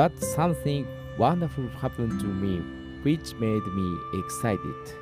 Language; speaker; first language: English; non-native, fluent; Japanese